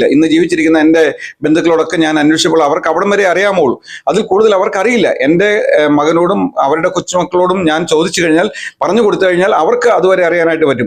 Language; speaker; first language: Malayalam; native; Malayalam